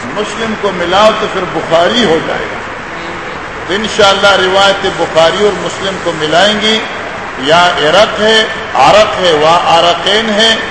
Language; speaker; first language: Urdu; non-native, local second language; Pashto